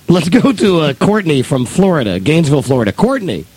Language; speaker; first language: English; native; English